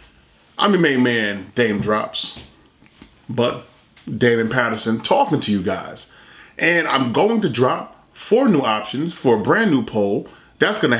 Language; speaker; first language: English; native; English